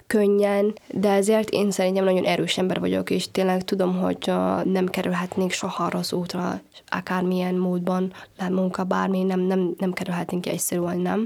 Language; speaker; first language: Hungarian; non-native, fluent; Somali